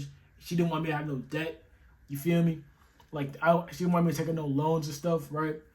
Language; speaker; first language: English; native; English